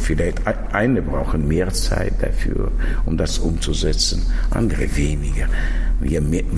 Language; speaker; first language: German; non-native, fluent; Russian